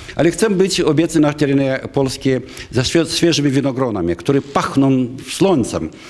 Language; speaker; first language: Polish; non-native, fluent; Romanian